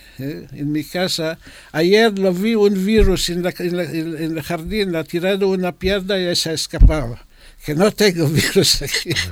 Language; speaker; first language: Spanish; non-native, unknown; Hebrew